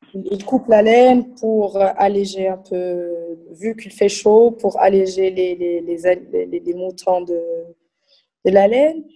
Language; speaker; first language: French; non-native, local second language; Arabic